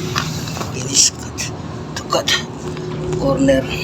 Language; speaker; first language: English; non-native, learner; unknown